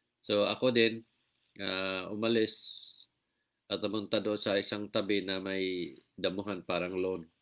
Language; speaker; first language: Filipino; non-native, local second language; Cebuano